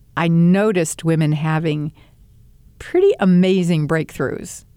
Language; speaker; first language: English; native; English